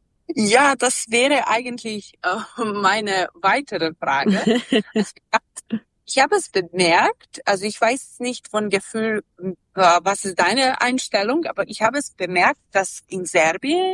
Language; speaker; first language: German; non-native, learner; Serbian